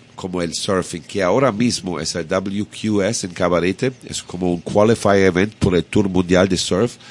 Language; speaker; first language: Spanish; non-native, learner; German